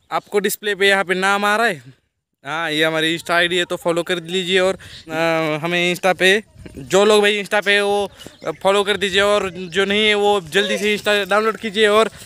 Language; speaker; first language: Hindi; non-native, local second language; Marathi